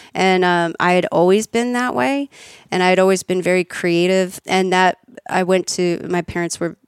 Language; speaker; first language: English; native; English